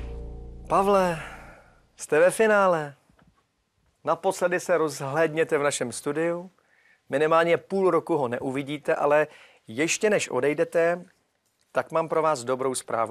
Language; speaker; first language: Czech; native; Czech